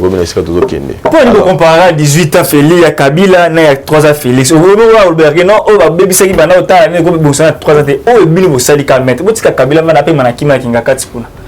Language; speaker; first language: French; non-native, local second language; Lingala